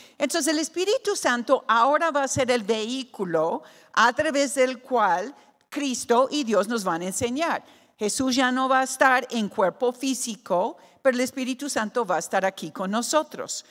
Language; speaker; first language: Spanish; non-native, fluent; English